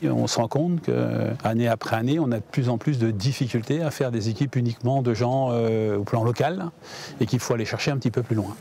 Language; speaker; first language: French; native; French